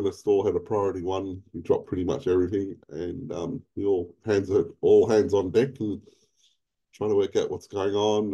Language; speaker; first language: English; native; English